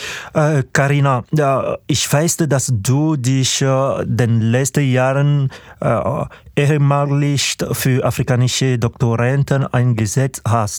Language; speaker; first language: German; non-native, fluent; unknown